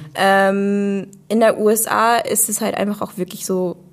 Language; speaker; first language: German; non-native, fluent; English